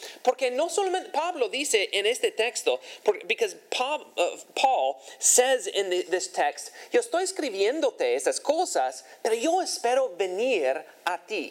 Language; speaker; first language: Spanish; non-native, fluent; English